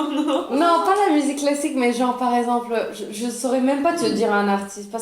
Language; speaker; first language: French; early bilingual, other home language; Italian